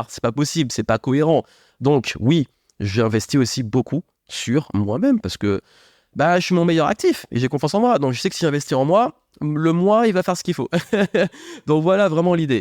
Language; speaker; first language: French; native; French